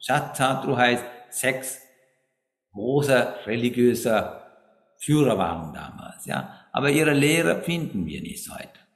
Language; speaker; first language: German; non-native, fluent; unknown